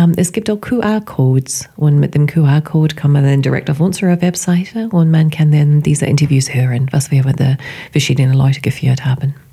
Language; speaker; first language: German; non-native, fluent; English